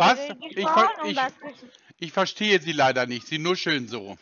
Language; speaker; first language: German; native; German